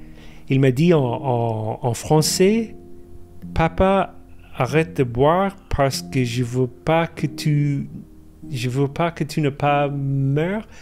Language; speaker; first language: French; non-native, fluent; English